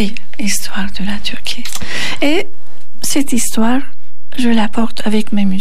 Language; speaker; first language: French; non-native, learner; Turkish